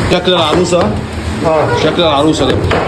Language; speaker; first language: Arabic; native; Arabic